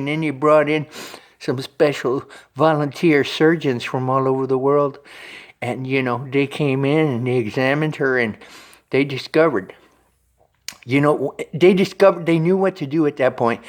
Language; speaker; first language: English; native; English